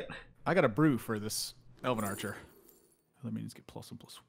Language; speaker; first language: English; native; English